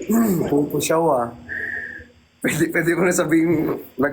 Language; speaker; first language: Filipino; native; Filipino